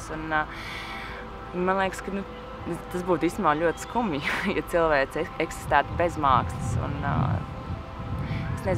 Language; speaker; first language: Latvian; native; Latvian